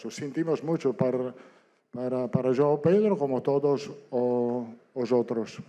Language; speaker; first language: Portuguese; non-native, fluent; Italian